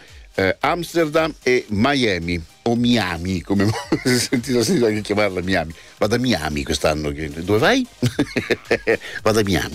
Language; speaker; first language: Italian; native; Italian